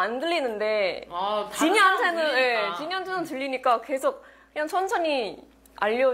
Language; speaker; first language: Korean; non-native, fluent; Indonesian